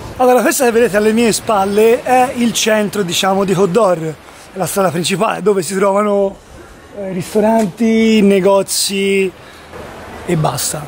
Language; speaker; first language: Italian; native; Italian